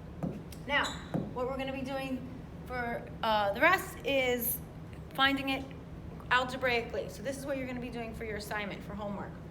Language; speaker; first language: English; native; English